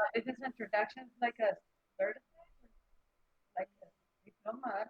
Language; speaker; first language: English; non-native, learner; Spanish